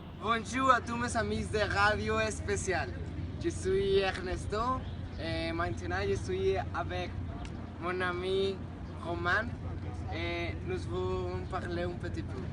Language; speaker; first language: French; non-native, learner; Spanish